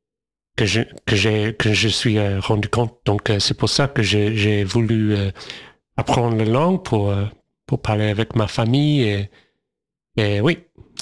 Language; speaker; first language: French; non-native, fluent; English